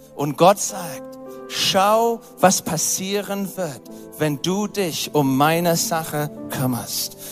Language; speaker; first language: German; non-native, fluent; English